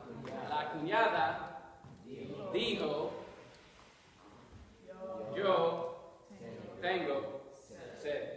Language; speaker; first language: Spanish; non-native, fluent; English